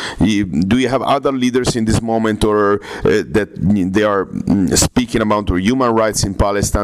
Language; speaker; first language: English; non-native, fluent; Italian